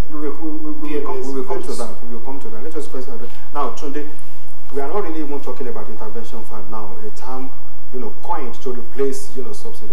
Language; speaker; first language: English; non-native, local second language; Yoruba